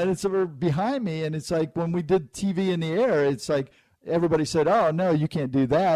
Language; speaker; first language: English; native; English